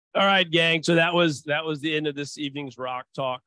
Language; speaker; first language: English; early bilingual, other home language; Portuguese